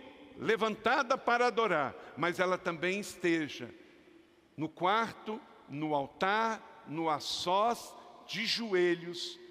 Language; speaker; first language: Portuguese; native; Portuguese